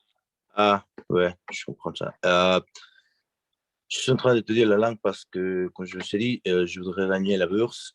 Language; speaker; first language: French; non-native, learner; Spanish